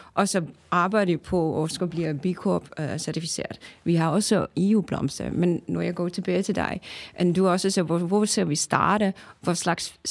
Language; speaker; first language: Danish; non-native, fluent; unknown